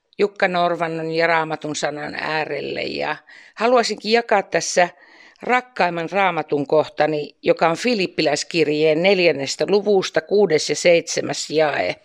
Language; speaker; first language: Finnish; native; Finnish